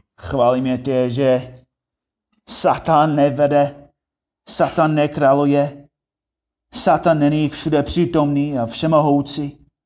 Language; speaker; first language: Czech; non-native, fluent; English